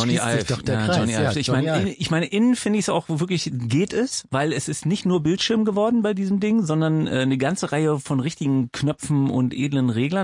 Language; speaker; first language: German; native; German